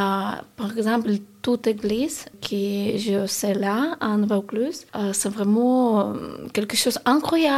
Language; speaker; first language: French; non-native, learner; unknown